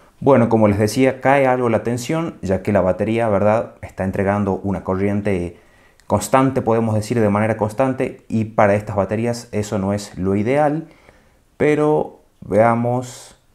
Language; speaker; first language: Spanish; native; Spanish